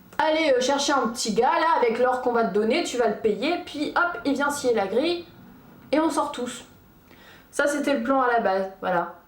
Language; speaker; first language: French; early bilingual, other home language; Portuguese